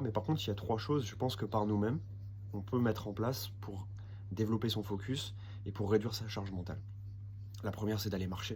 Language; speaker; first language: French; native; French